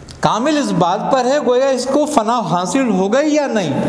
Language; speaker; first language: Urdu; native; Urdu